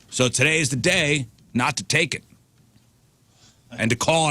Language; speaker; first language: English; native; English